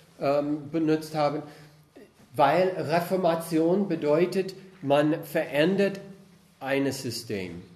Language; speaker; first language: German; non-native, fluent; English